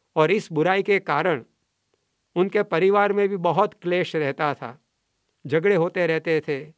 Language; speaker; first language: Hindi; non-native, local second language; Gujarati